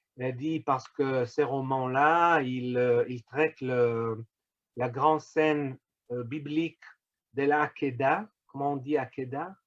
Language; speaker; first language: French; non-native, fluent; Hebrew